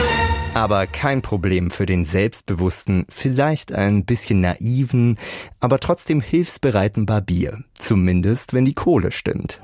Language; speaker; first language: German; native; German